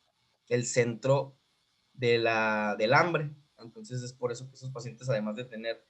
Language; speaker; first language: Spanish; native; Spanish